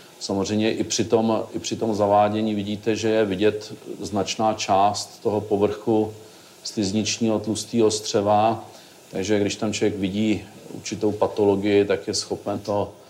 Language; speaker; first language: Czech; native; Czech